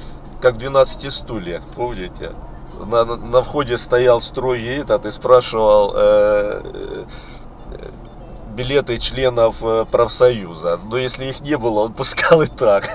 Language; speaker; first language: Russian; native; Russian